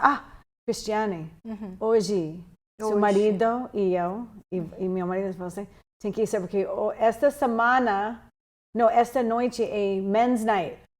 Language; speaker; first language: Portuguese; non-native, fluent; English